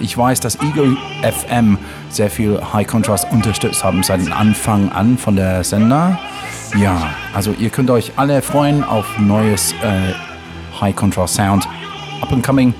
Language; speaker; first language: German; non-native, fluent; English